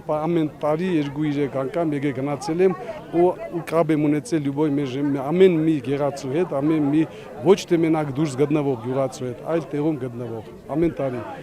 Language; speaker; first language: Armenian; native; Armenian